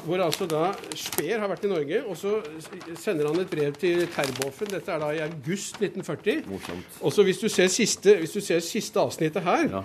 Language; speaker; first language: Norwegian; native; Norwegian